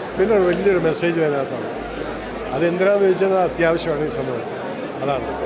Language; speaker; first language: Malayalam; native; Malayalam